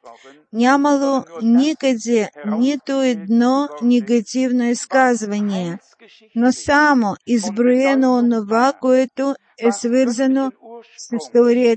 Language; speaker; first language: Bulgarian; non-native, fluent; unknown